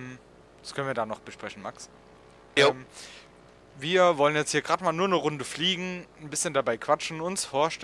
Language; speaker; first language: German; native; German